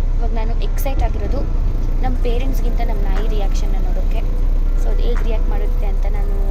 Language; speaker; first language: Kannada; native; Kannada